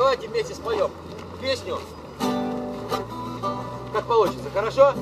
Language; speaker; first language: Russian; native; Russian